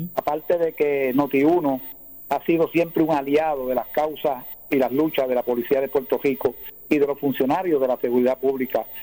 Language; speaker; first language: Spanish; native; Spanish